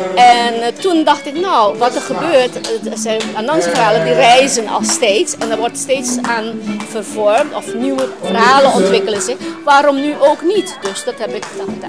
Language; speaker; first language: Dutch; non-native, local second language; Papiamento